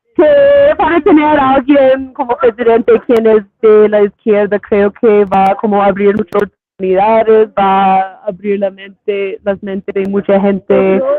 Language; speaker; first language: Spanish; non-native, fluent; English